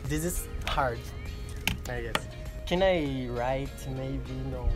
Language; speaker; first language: English; non-native, fluent; Portuguese